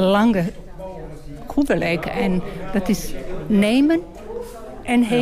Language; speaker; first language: Dutch; non-native, learner; Bosnian